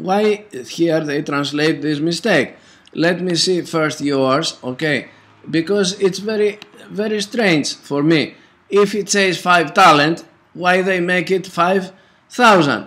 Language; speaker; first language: English; non-native, fluent; Greek